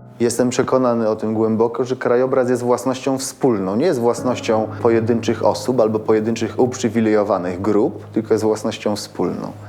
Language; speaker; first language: Polish; native; Polish